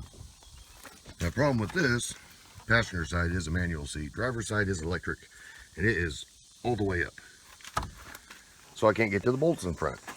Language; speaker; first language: English; native; English